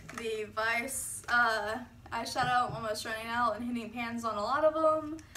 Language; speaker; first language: English; native; English